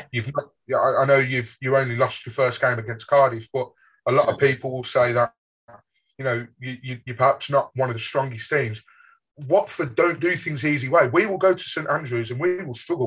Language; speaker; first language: English; native; English